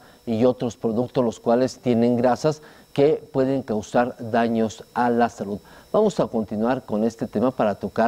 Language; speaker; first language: Spanish; native; Spanish